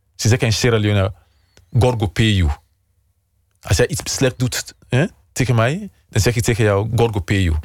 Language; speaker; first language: Dutch; non-native, fluent; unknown